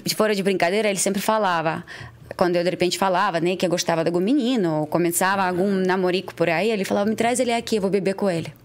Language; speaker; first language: Portuguese; non-native, fluent; Ukrainian